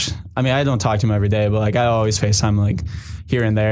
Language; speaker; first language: English; native; English